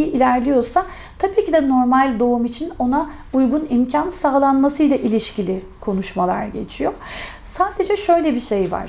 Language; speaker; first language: Turkish; native; Turkish